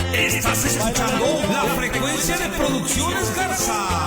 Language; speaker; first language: Spanish; native; Spanish